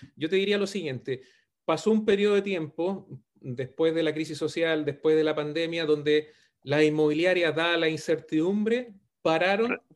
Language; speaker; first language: Spanish; native; Spanish